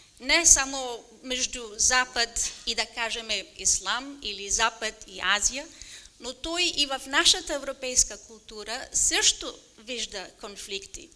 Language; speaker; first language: Bulgarian; non-native, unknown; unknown